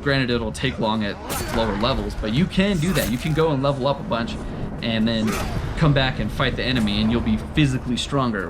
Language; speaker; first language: English; native; English